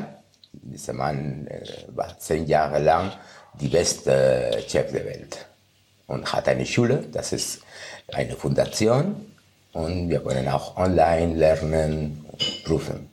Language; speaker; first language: German; non-native, fluent; Spanish